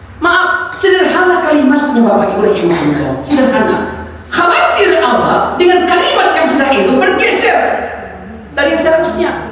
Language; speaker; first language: Malay; non-native, local second language; Minangkabau